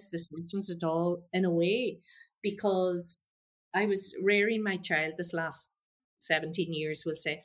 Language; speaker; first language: English; native; English